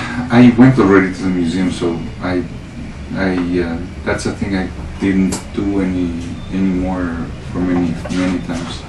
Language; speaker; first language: English; non-native, learner; Spanish